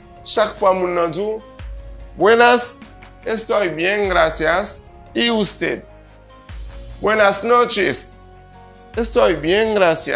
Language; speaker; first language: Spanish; non-native, fluent; Haitian Creole